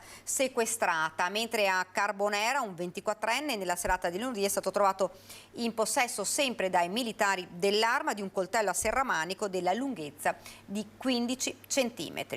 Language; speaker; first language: Italian; native; Italian